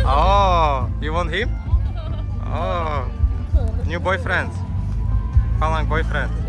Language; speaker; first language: English; non-native, learner; Slovak